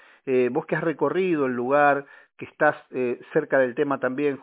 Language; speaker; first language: Spanish; native; Spanish